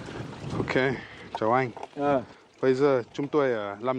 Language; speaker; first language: Vietnamese; non-native, learner; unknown